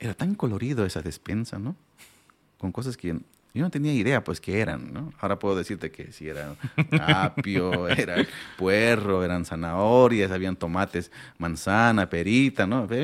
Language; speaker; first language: Spanish; non-native, local second language; Aymara